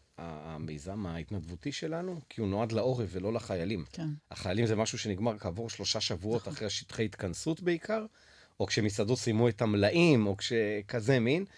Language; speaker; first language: Hebrew; native; Hebrew